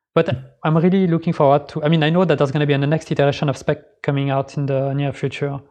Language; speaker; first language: English; non-native, fluent; French